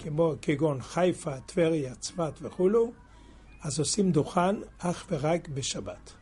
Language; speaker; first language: Hebrew; non-native, fluent; French